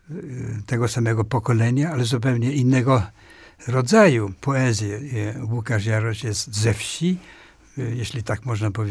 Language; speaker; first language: Polish; non-native, fluent; Swedish